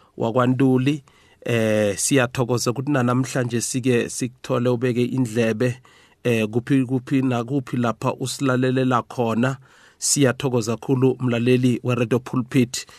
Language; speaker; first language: Zulu; non-native, local second language; South Ndebele